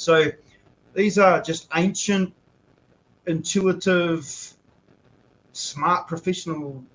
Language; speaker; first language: English; native; English